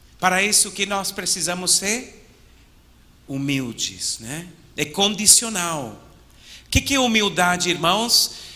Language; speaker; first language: Portuguese; non-native, fluent; English